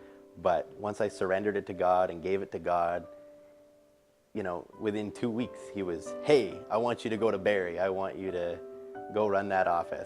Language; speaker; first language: English; native; English